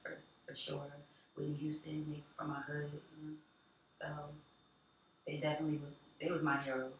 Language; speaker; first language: English; native; English